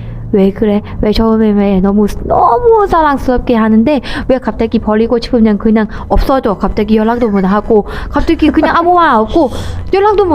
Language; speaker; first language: Korean; non-native, learner; Thai